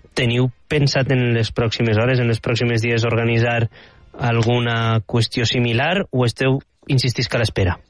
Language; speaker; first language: Catalan; native; Catalan